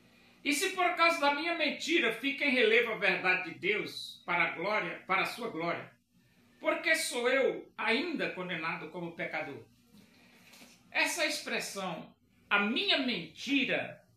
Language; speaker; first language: Portuguese; native; Portuguese